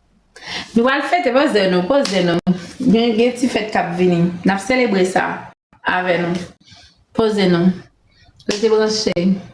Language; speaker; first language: French; non-native, learner; Haitian Creole